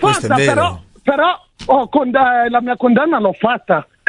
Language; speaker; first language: Italian; early bilingual, other home language; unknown